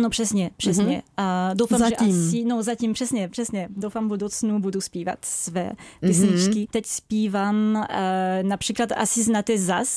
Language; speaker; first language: Czech; non-native, fluent; French